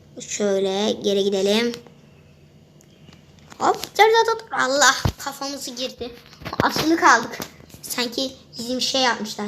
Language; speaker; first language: Turkish; native; Turkish